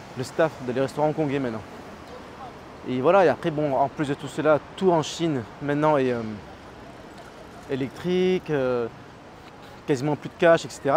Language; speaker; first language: French; native; French